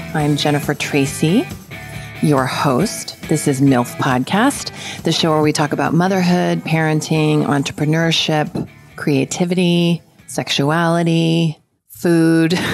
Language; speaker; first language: English; native; English